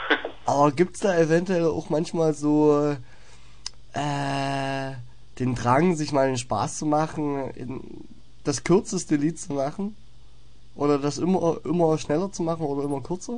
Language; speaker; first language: German; native; German